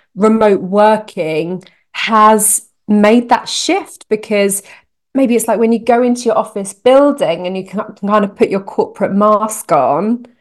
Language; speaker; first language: English; native; English